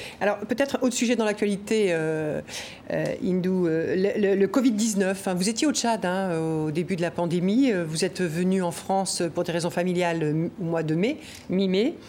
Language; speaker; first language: French; native; French